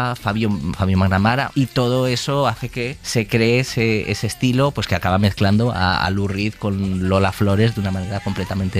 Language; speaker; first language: Spanish; native; Spanish